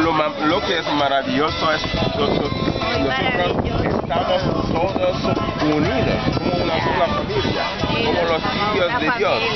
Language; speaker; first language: Spanish; non-native, learner; Haitian Creole